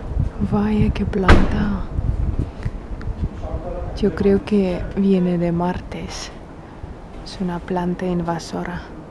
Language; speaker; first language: Spanish; non-native, fluent; Russian